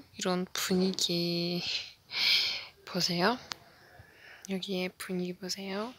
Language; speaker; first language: Korean; non-native, learner; Azerbaijani